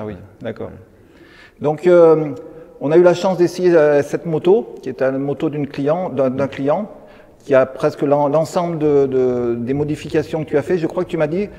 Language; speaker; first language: French; native; French